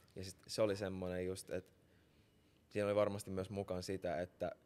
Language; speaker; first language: Finnish; native; Finnish